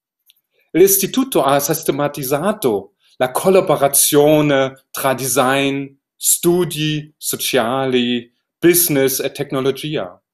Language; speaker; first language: Italian; non-native, learner; German